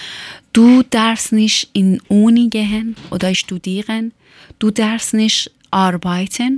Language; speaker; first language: German; non-native, learner; Persian